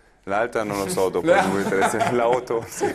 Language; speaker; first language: Italian; non-native, learner; German